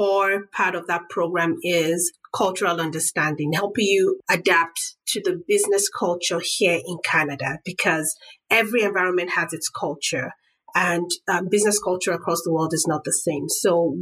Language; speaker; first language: English; non-native, local second language; Yoruba